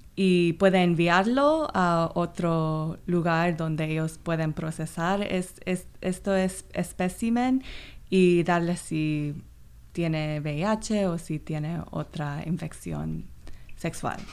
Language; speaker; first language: Spanish; non-native, fluent; Korean